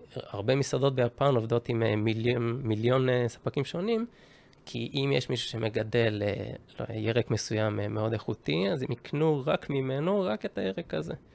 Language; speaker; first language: Hebrew; early bilingual, other home language; Japanese